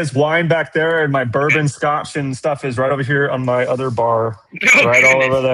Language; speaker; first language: English; native; English